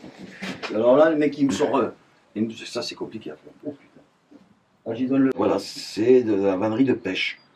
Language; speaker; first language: French; native; French